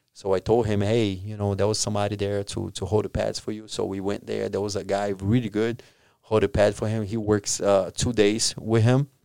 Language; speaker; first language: English; non-native, fluent; Portuguese